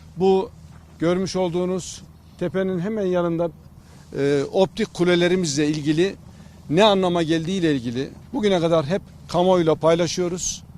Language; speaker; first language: Turkish; native; Turkish